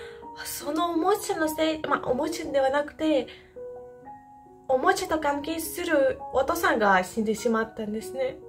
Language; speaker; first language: Japanese; non-native, fluent; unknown